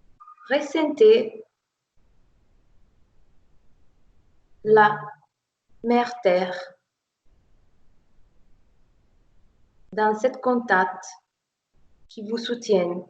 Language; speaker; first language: French; non-native, fluent; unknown